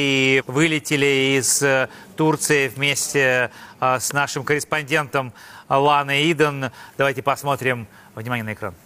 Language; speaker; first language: Russian; native; Russian